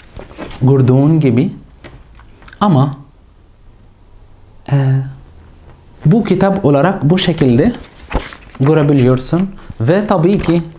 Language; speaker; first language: Turkish; non-native, fluent; Arabic